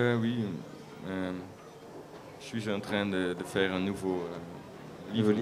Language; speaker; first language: French; non-native, local second language; Dutch